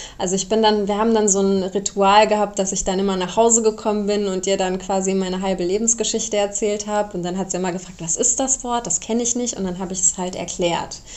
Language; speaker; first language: German; early bilingual, other home language; Romanian